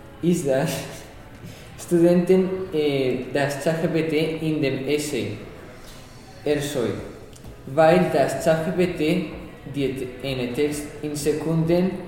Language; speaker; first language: German; non-native, learner; Spanish